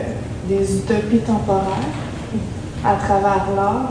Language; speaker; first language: French; native; French